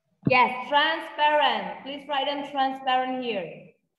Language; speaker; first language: English; non-native, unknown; Indonesian